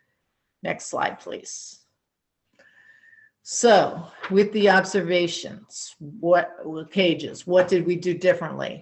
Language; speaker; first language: English; native; English